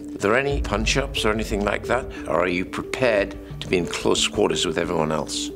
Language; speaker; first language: English; native; English